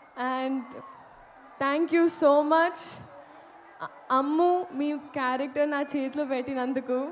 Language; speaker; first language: Telugu; non-native, fluent; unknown